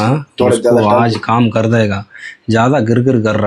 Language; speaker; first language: Hindi; non-native, local second language; Tamil